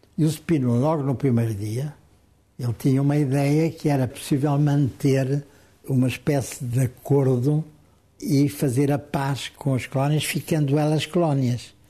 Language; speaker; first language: Portuguese; native; Portuguese